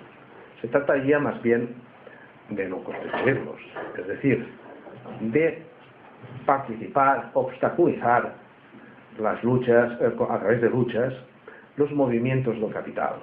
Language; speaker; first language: Spanish; native; Spanish